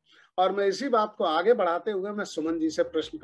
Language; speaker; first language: Hindi; native; Hindi